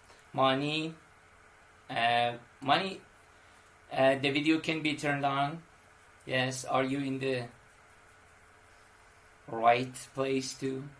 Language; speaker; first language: English; non-native, fluent; Persian